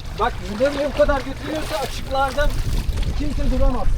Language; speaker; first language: Turkish; native; Turkish